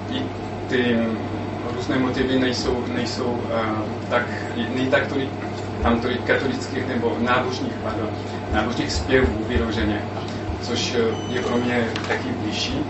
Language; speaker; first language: Czech; non-native, fluent; French